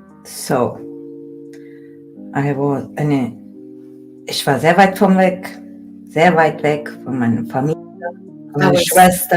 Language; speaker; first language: German; early bilingual, other home language; Turkish